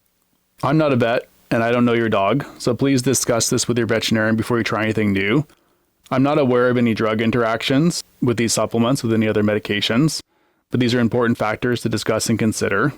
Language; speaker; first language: English; native; English